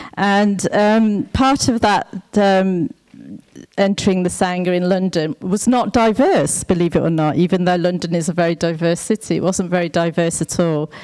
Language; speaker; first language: English; native; English